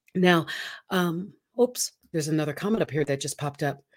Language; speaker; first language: English; non-native, local second language; Filipino